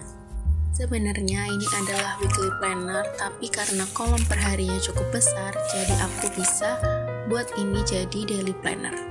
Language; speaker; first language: Indonesian; native; Indonesian